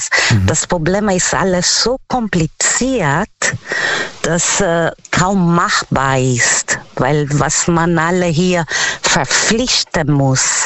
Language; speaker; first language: German; non-native, learner; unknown